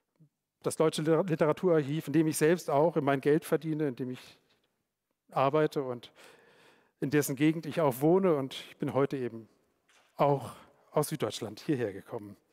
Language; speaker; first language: German; native; German